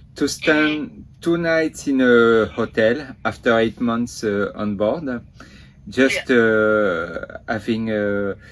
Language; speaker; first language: English; non-native, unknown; French